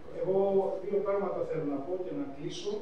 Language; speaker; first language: Greek; native; Greek